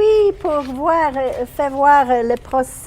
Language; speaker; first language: French; non-native, learner; English